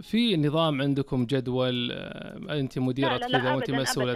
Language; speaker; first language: Arabic; native; Arabic